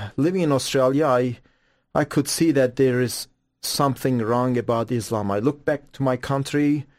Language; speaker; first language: English; non-native, fluent; Persian